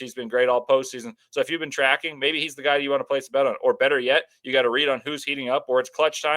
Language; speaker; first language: English; native; English